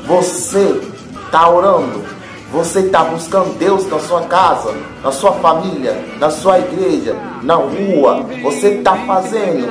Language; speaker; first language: Portuguese; non-native, learner; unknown